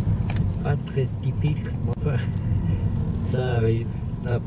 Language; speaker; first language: French; non-native, fluent; Czech